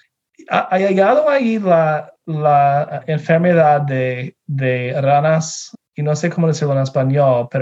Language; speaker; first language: Spanish; non-native, fluent; English